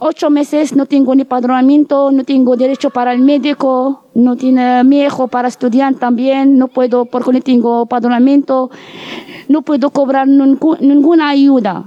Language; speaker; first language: Spanish; non-native, learner; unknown